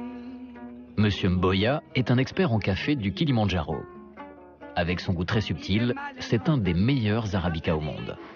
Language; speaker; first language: French; native; French